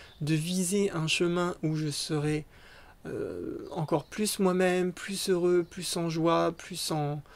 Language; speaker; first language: French; native; French